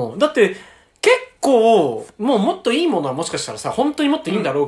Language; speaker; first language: Japanese; native; Japanese